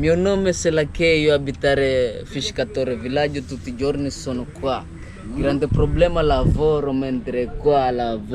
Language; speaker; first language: Italian; non-native, learner; Swahili